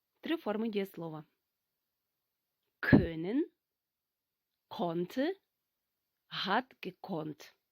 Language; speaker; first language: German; non-native, fluent; Ukrainian